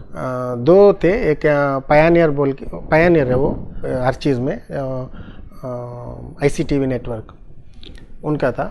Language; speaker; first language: Hindi; non-native, local second language; Tulu